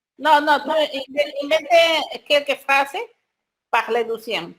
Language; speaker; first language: French; non-native, learner; Spanish